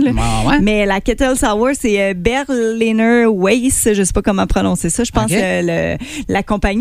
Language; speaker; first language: French; native; French